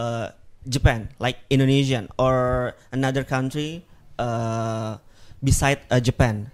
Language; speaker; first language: English; non-native, learner; Indonesian